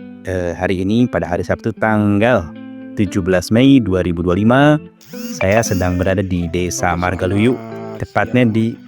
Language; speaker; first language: Indonesian; non-native, local second language; Sundanese